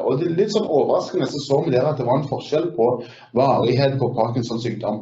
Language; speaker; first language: Norwegian; native; Norwegian